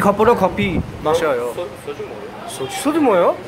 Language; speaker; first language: Korean; non-native, learner; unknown